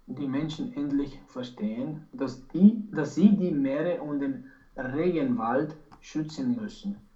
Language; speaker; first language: German; non-native, learner; Romanian